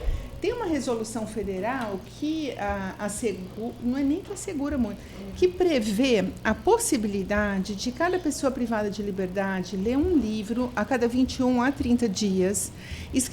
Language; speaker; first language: Portuguese; native; Portuguese